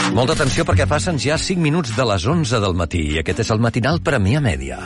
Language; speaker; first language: Catalan; native; Catalan